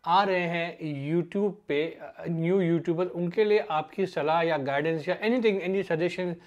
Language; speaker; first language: Hindi; native; Hindi